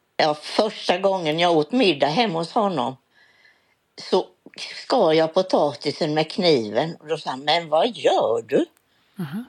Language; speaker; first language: Swedish; native; Swedish